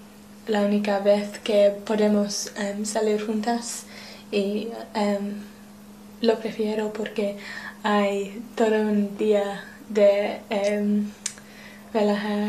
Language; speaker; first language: Spanish; non-native, learner; English